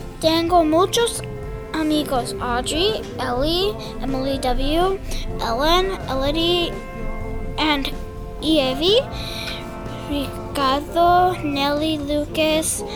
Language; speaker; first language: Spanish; non-native, learner; English